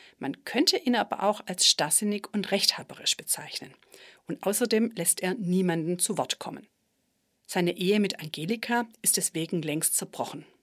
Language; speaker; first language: German; native; German